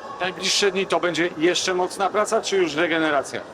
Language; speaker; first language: Polish; native; Polish